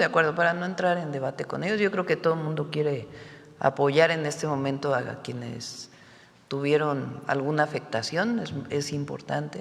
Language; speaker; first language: Spanish; native; Spanish